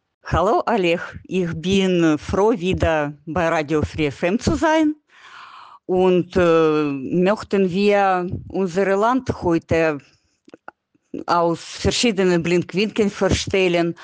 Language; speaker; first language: German; non-native, learner; Ukrainian